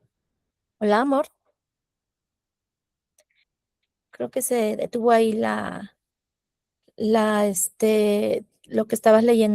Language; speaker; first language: Spanish; native; Spanish